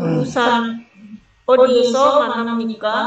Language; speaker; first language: Korean; non-native, learner; Indonesian